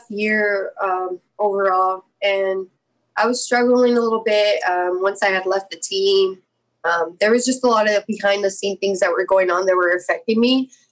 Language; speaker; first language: English; native; English